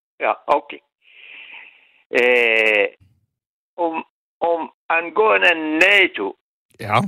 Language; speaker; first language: Danish; non-native, learner; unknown